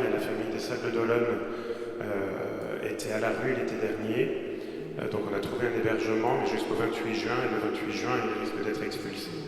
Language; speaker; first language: French; native; French